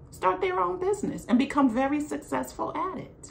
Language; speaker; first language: English; native; English